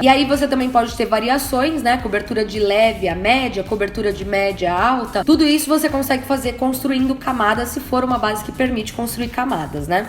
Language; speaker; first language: Portuguese; native; Portuguese